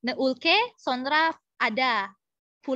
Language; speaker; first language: Turkish; non-native, fluent; Indonesian